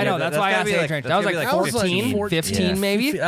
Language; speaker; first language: English; native; English